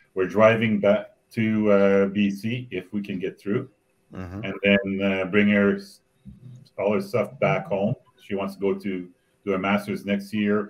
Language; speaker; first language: English; native; English